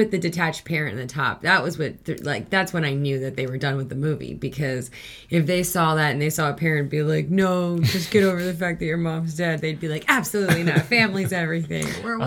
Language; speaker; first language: English; early bilingual, other home language; Spanish